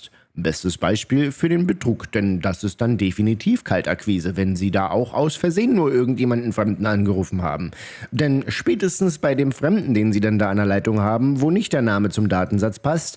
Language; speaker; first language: German; native; German